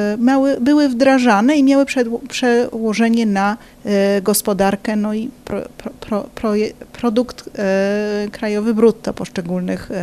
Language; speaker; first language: Polish; native; Polish